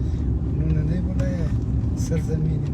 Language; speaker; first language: Hindi; non-native, learner; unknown